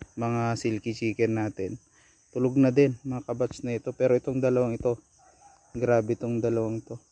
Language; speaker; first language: Filipino; non-native, local second language; Iloko